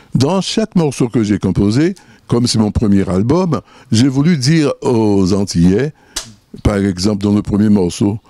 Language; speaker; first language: French; native; French